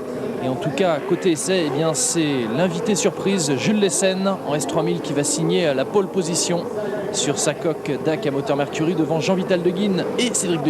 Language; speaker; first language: French; native; French